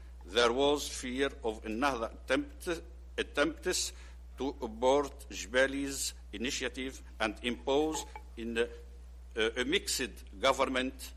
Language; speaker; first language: English; non-native, learner; Arabic